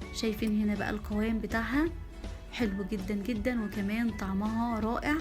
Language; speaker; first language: Arabic; native; Arabic